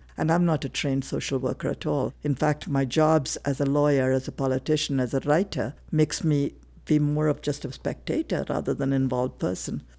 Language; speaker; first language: English; non-native, local second language; Tamil